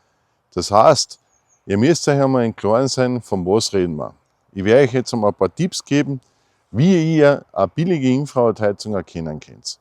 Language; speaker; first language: German; native; German